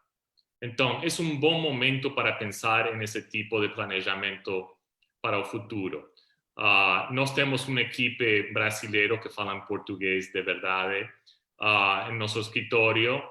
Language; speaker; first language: Portuguese; non-native, fluent; Spanish